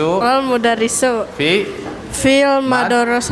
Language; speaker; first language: Arabic; non-native, learner; Indonesian